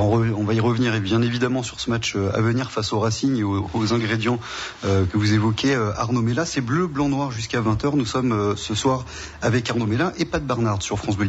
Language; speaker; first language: French; native; French